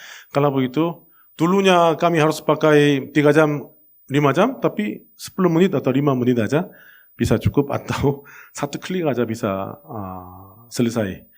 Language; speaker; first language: Indonesian; non-native, fluent; Korean